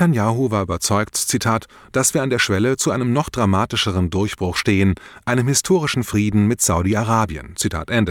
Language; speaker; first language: German; native; German